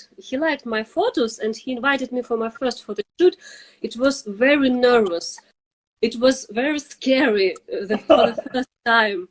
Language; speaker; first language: English; non-native, fluent; Russian